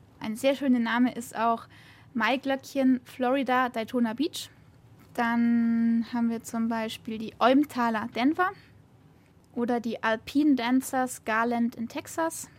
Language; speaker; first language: German; native; German